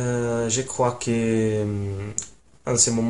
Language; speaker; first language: French; non-native, learner; Italian